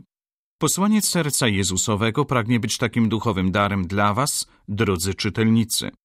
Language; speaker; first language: Polish; native; Polish